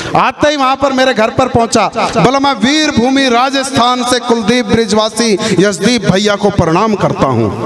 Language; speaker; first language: Hindi; native; Hindi